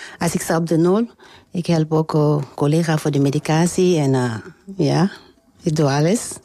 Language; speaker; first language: Dutch; non-native, learner; French